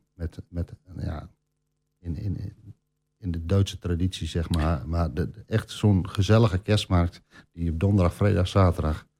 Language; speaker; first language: Dutch; native; Dutch